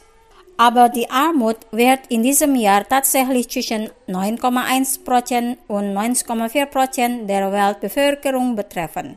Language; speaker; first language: German; non-native, fluent; Indonesian